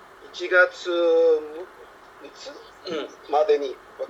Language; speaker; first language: Japanese; non-native, learner; English